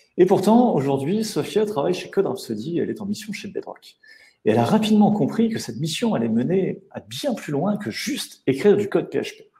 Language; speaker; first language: French; native; French